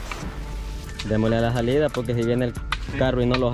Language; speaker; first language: Spanish; native; Spanish